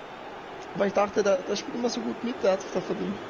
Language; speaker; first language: German; native; German